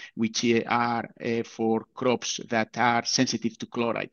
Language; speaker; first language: English; non-native, fluent; Spanish